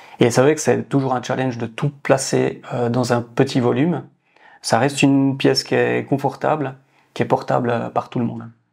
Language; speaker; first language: French; native; French